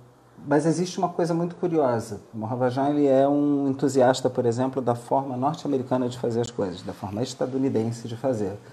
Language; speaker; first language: Portuguese; native; Portuguese